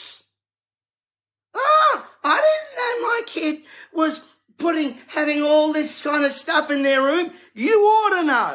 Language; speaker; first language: English; native; English